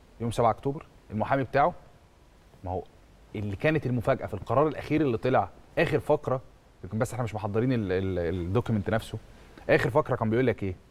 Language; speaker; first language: Egyptian Arabic; native; Egyptian Arabic